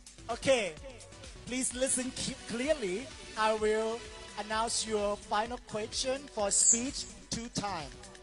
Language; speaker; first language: English; non-native, fluent; Thai